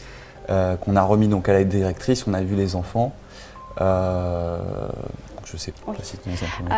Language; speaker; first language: French; native; French